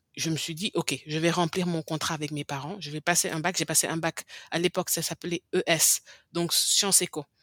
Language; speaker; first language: French; non-native, local second language; English